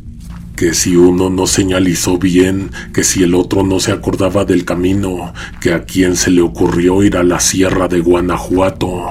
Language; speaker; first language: Spanish; native; Spanish